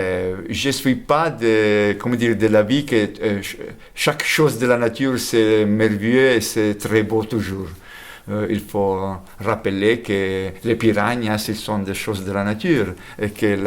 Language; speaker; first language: French; non-native, fluent; Italian